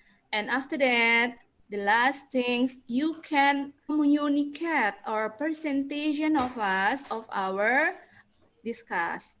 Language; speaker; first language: English; non-native, learner; Indonesian